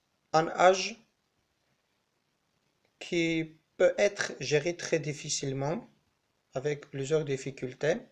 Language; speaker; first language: French; non-native, learner; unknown